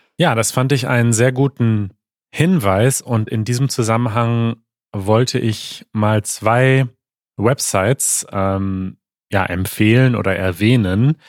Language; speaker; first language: German; native; German